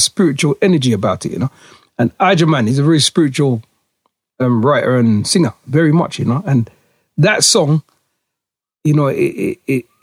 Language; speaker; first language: English; native; English